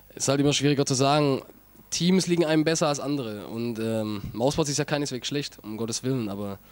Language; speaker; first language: German; native; German